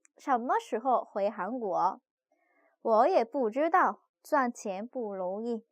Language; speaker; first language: Chinese; non-native, fluent; Korean